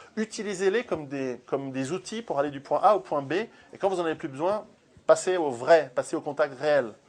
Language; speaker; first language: French; early bilingual, other home language; Italian